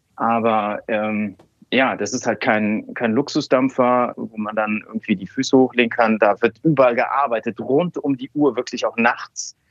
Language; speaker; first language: German; native; German